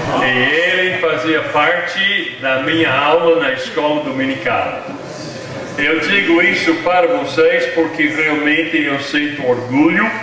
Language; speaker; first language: Portuguese; non-native, fluent; English